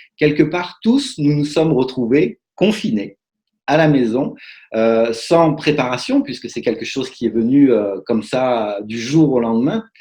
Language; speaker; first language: French; native; French